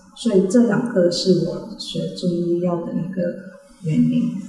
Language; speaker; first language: Chinese; non-native, local second language; Malay